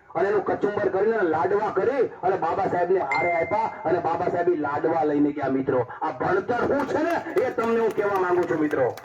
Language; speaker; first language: Gujarati; native; Gujarati